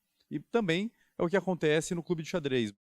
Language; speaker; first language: Portuguese; native; Portuguese